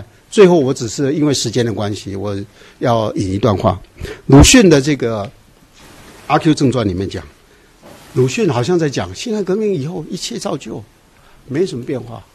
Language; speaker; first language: Chinese; native; Chinese